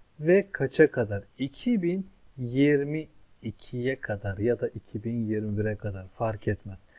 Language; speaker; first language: Turkish; native; Turkish